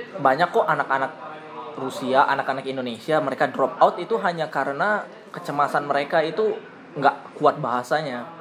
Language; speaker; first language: Indonesian; native; Indonesian